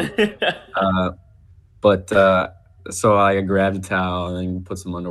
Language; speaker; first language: English; native; English